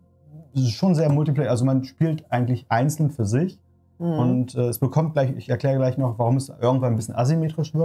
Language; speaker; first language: German; native; German